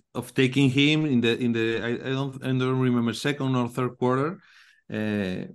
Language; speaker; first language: English; non-native, learner; Spanish